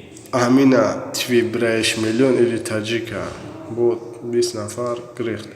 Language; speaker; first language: Russian; non-native, learner; Tajik